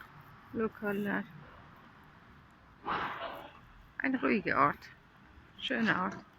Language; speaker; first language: German; non-native, fluent; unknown